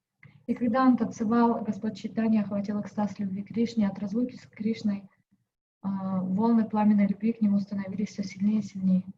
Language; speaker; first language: Russian; native; Russian